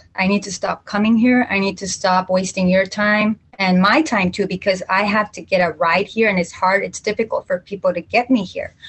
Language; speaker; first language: English; early bilingual, other home language; Spanish